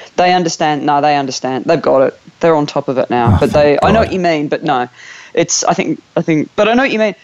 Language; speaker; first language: English; native; English